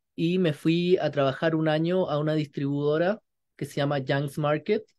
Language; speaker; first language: Spanish; native; Spanish